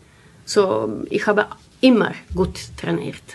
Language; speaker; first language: German; non-native, learner; Swedish